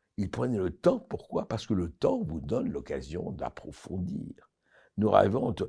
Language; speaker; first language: French; native; French